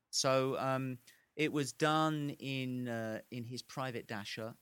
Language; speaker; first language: English; native; English